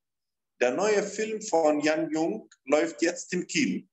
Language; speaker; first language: German; non-native, fluent; Arabic